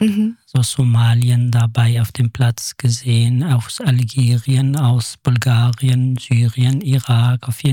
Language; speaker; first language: German; non-native, fluent; Kurdish